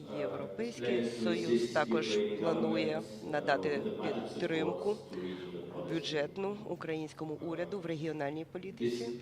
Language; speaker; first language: Ukrainian; native; Ukrainian